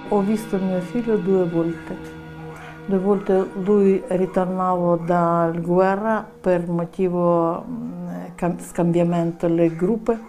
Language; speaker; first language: Italian; non-native, learner; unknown